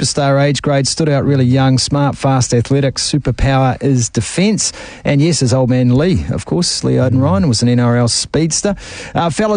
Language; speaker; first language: English; native; English